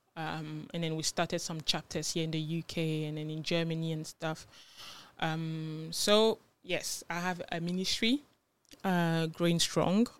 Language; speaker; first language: English; non-native, fluent; French